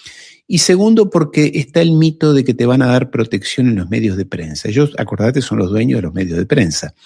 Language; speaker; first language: Spanish; native; Spanish